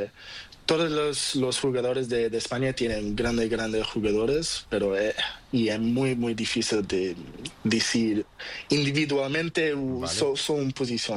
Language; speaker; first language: Spanish; non-native, learner; Portuguese